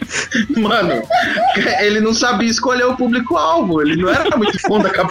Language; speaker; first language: Portuguese; native; Portuguese